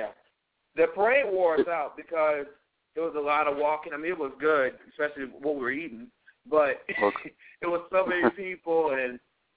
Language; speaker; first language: English; native; English